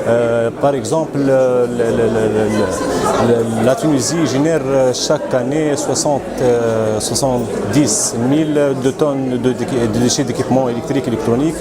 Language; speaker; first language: French; non-native, local second language; Arabic